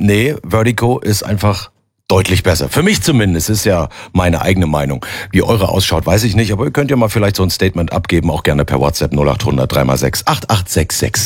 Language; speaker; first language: German; native; German